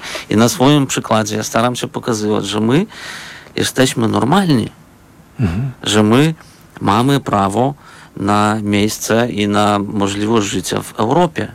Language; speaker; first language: Polish; non-native, fluent; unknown